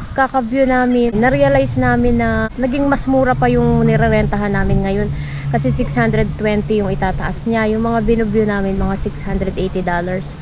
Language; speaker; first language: Filipino; native; Filipino